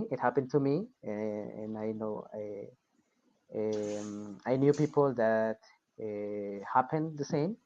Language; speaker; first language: English; non-native, fluent; Spanish